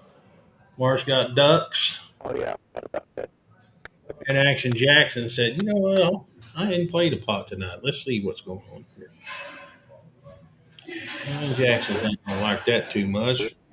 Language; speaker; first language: English; native; English